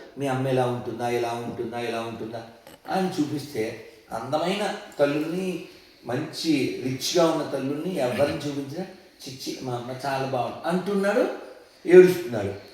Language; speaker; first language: Telugu; native; Telugu